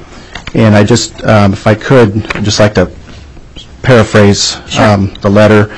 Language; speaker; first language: English; native; English